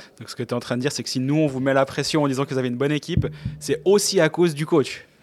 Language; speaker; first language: French; native; French